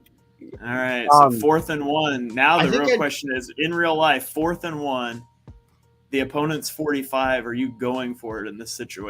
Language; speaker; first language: English; native; English